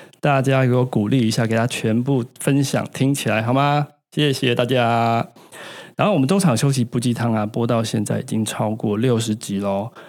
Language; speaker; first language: Chinese; native; Chinese